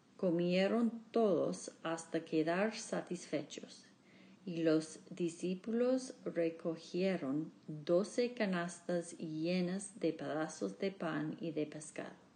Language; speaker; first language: Spanish; non-native, learner; English